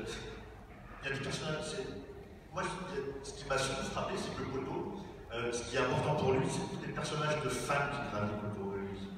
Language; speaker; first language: French; native; French